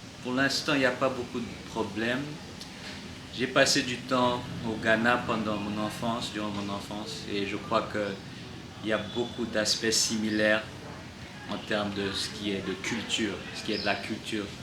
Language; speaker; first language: French; non-native, learner; English